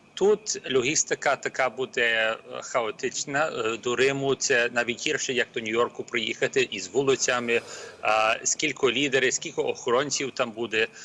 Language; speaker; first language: Ukrainian; early bilingual, heritage; Ukrainian